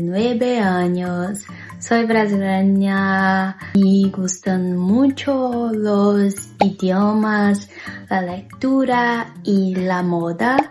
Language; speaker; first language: Spanish; non-native, learner; Portuguese